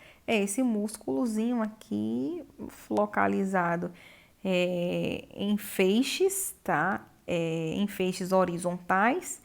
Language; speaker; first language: Portuguese; native; Portuguese